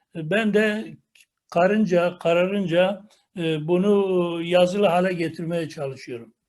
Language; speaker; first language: Turkish; non-native, local second language; Kurdish